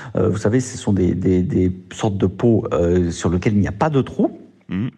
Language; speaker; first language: French; native; French